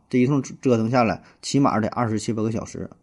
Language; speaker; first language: Chinese; native; Chinese